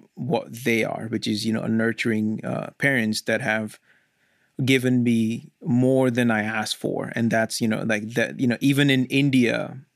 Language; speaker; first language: English; non-native, local second language; Hindi